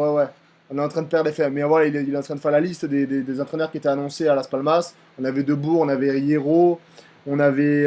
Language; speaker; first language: French; native; French